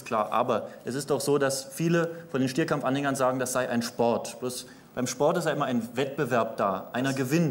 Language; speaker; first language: German; native; German